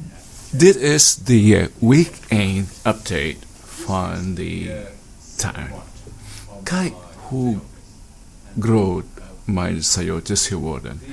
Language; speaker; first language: Dutch; non-native, learner; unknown